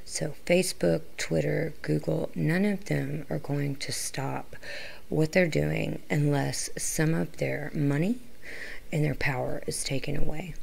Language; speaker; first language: English; native; English